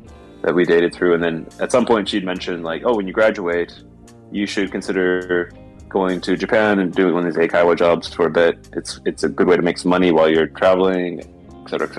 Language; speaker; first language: English; native; English